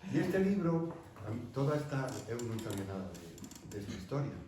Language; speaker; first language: Spanish; native; Spanish